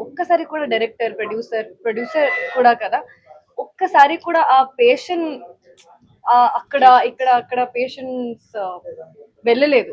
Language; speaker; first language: Telugu; non-native, fluent; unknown